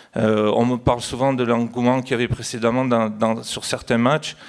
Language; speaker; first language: French; native; French